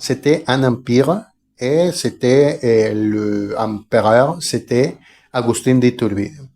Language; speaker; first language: French; non-native, fluent; Spanish